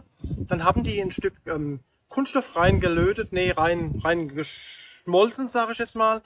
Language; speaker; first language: German; native; German